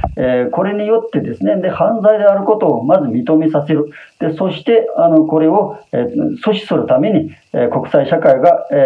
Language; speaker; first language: Japanese; non-native, fluent; Uyghur